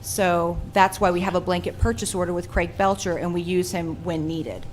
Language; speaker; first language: English; native; English